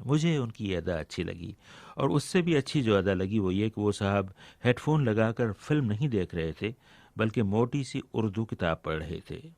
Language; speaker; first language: Urdu; native; Urdu